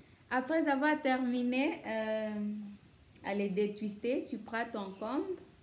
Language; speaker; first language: French; non-native, local second language; Swahili